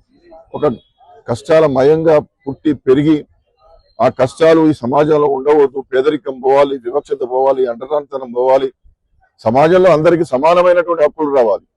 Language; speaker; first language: Telugu; native; Telugu